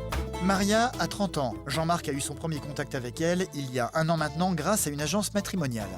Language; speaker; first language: French; native; French